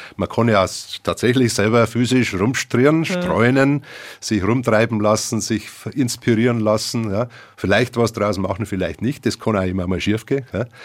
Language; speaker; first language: German; native; German